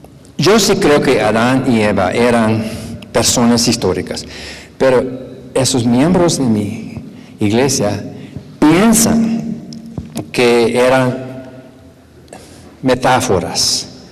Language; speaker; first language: Spanish; non-native, fluent; English